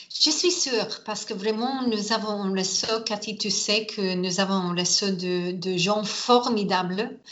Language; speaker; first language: French; non-native, learner; English